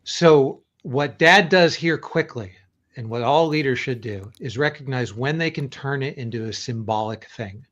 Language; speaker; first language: English; native; English